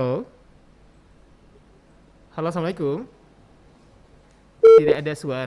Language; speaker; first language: Indonesian; native; Indonesian